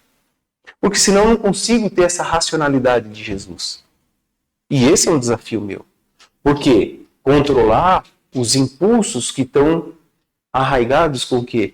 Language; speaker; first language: Portuguese; native; Portuguese